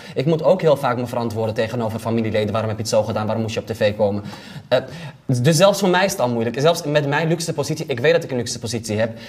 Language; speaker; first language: Dutch; early bilingual, other home language; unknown